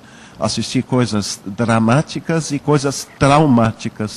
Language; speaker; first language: Portuguese; early bilingual, other home language; German